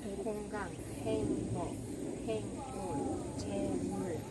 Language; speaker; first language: Korean; non-native, fluent; Russian